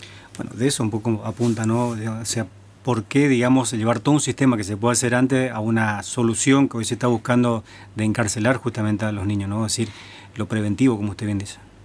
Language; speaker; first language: Spanish; native; Spanish